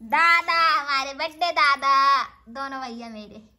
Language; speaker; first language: Hindi; native; Hindi